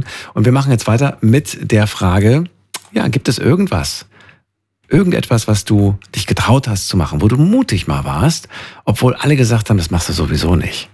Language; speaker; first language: German; native; German